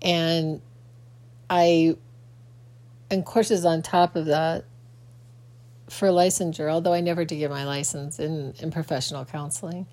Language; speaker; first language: English; native; English